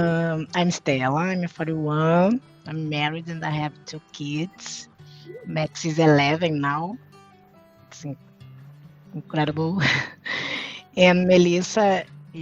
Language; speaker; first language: English; non-native, learner; Portuguese